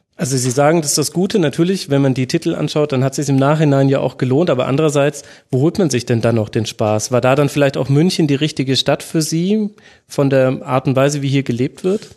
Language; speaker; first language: German; native; German